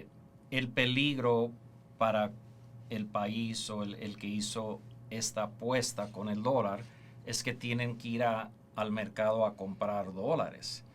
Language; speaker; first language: Spanish; early bilingual, heritage; Spanish